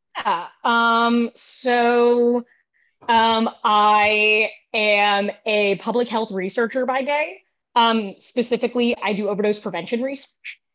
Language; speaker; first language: English; native; English